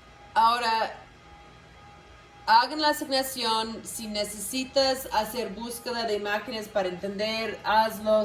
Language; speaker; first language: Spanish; non-native, local second language; English